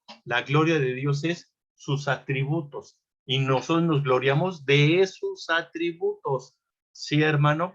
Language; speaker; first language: Spanish; native; Spanish